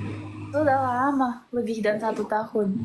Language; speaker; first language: Indonesian; non-native, learner; Russian